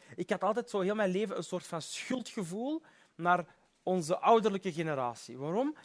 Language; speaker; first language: Dutch; early bilingual, other home language; Berber languages